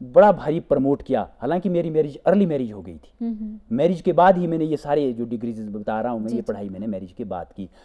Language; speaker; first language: Hindi; native; Hindi